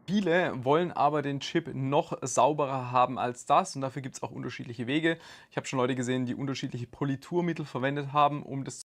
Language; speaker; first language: German; native; German